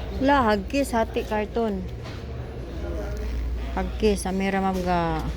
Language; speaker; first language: Arabic; non-native, learner; Filipino